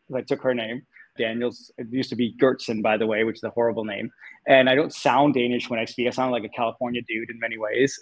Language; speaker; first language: English; non-native, fluent; Danish